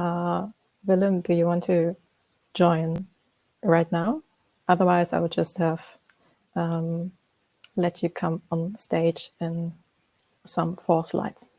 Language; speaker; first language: English; non-native, fluent; German